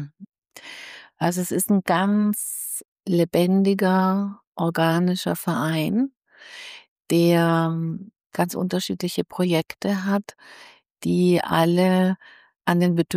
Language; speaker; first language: German; native; German